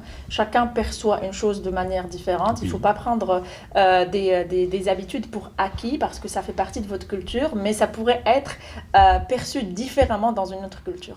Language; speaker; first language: French; native; French